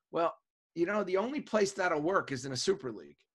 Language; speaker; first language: English; native; English